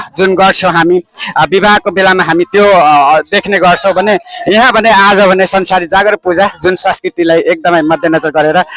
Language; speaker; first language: Nepali; non-native, local second language; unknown